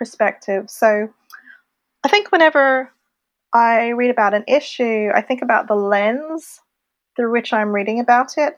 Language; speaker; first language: English; native; English